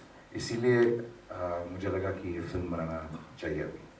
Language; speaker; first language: Hindi; non-native, local second language; Tamil